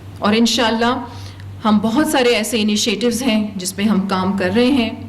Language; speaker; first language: Urdu; non-native, local second language; Baluchi